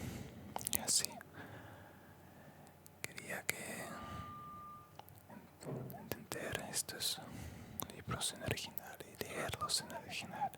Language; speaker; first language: Spanish; non-native, learner; Russian